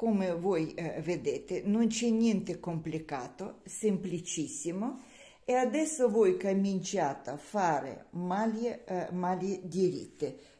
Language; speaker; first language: Italian; non-native, learner; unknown